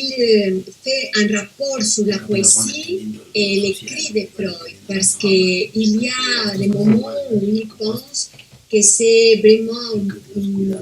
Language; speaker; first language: French; non-native, fluent; Spanish